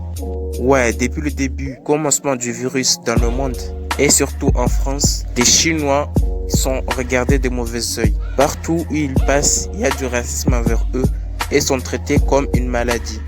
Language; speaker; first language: French; native; French